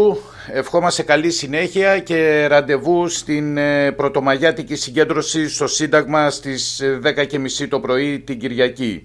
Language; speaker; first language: Greek; native; Greek